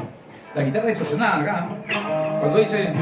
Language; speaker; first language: Spanish; native; Spanish